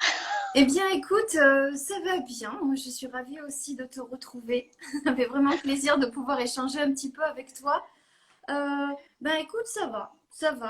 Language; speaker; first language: French; native; French